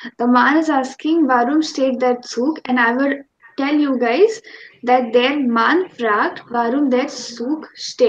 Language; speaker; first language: German; non-native, fluent; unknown